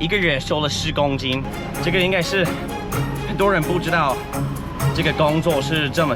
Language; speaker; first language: Chinese; non-native, fluent; English